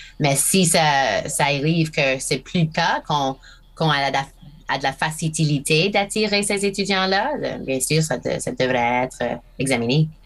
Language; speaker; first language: French; non-native, local second language; English